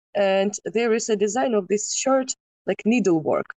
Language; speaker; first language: English; non-native, fluent; Ukrainian